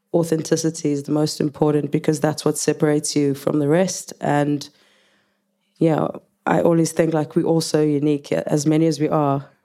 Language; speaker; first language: English; non-native, local second language; Zulu